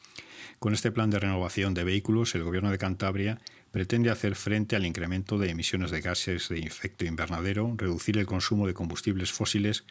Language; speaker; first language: Spanish; native; Spanish